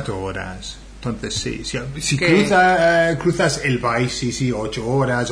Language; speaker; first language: Spanish; non-native, fluent; English